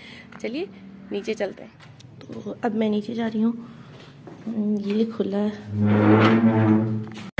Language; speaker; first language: Hindi; native; Hindi